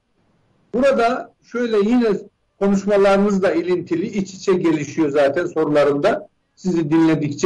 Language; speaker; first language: Turkish; native; Turkish